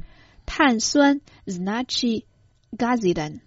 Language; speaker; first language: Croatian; non-native, fluent; Chinese